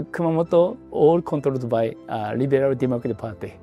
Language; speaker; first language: English; non-native, learner; Japanese